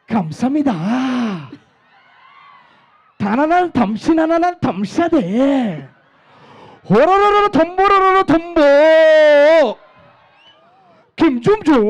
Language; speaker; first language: Telugu; native; Telugu